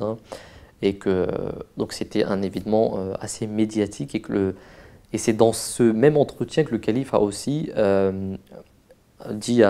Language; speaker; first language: French; native; French